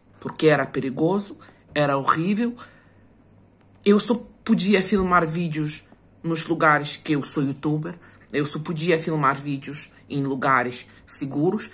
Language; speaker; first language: Portuguese; non-native, fluent; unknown